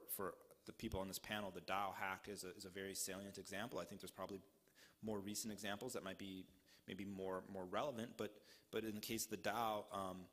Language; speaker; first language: English; native; English